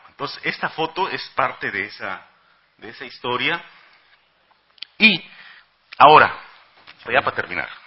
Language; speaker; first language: Spanish; native; Spanish